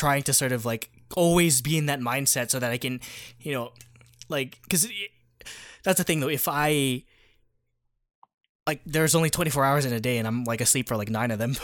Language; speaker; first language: English; early bilingual, other home language; Filipino